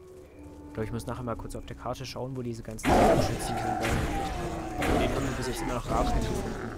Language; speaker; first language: German; native; German